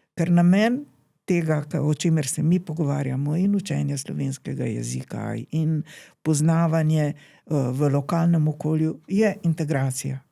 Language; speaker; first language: Slovenian; native; Slovenian